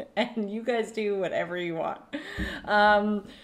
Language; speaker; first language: English; native; English